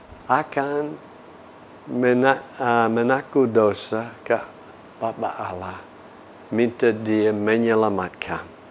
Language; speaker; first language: Indonesian; non-native, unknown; English